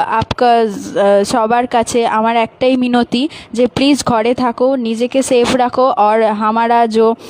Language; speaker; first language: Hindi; non-native, local second language; Bangla